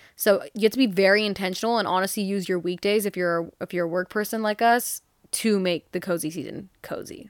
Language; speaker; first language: English; early bilingual, other home language; Hindi